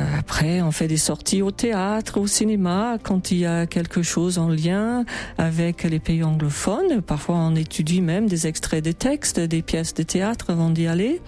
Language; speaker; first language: French; non-native, fluent; English